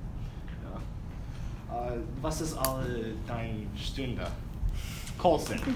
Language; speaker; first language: German; non-native, learner; English